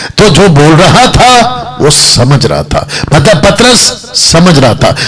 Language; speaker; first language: Hindi; non-native, local second language; Telugu